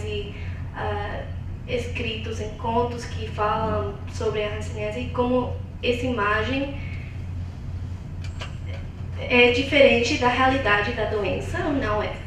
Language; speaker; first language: Portuguese; non-native, fluent; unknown